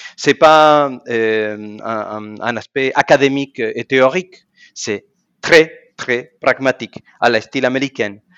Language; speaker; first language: French; non-native, fluent; Spanish